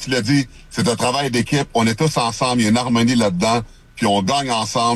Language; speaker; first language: French; native; French